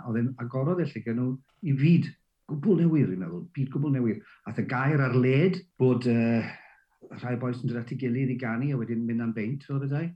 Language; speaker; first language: Welsh; native; Welsh